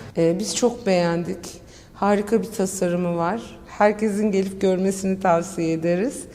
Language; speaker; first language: Turkish; native; Turkish